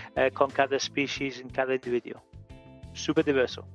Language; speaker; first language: Spanish; non-native, learner; English